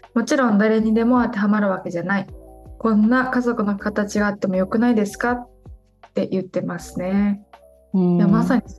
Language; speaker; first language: Japanese; native; Japanese